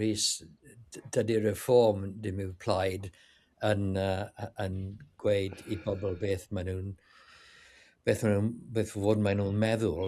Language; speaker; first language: Welsh; non-native, learner; English